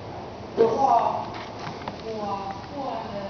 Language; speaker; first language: Chinese; non-native, learner; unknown